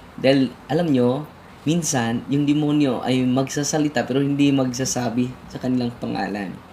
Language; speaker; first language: Filipino; non-native, local second language; Cebuano